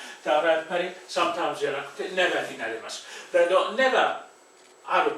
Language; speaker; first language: Japanese; non-native, fluent; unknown